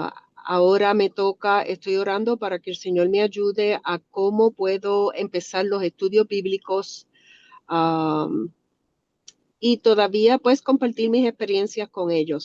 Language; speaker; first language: Spanish; early bilingual, other home language; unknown